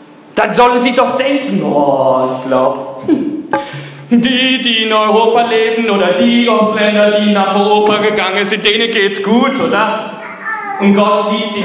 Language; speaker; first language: German; non-native, fluent; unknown